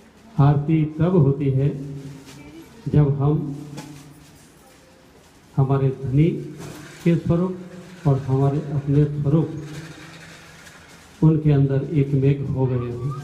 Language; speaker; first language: Hindi; non-native, local second language; Gujarati